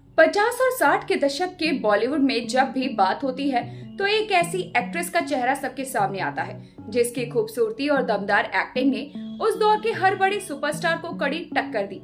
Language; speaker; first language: Hindi; native; Hindi